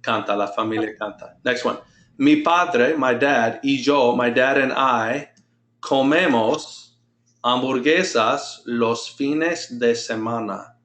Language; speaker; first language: Spanish; non-native, fluent; English